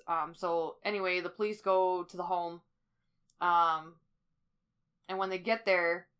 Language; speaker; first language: English; native; English